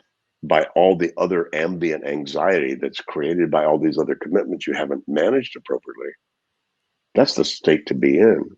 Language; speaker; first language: English; native; English